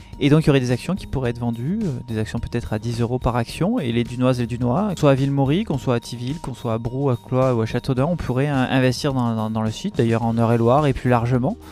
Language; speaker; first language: French; native; French